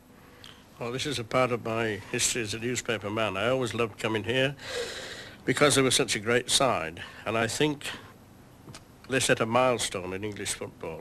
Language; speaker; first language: English; native; English